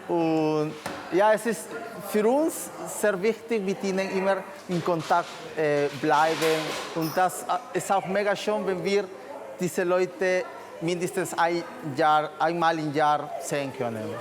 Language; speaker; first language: German; non-native, fluent; Spanish